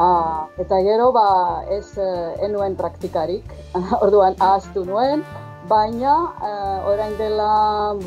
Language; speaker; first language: Basque; non-native, fluent; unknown